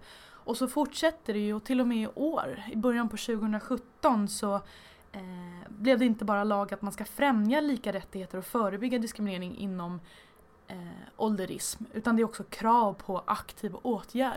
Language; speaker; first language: Swedish; native; Swedish